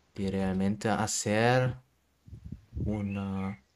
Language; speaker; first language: Spanish; non-native, learner; German